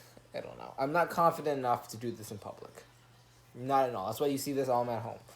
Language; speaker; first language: English; native; English